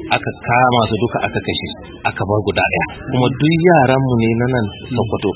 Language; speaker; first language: Hausa; non-native, local second language; Fula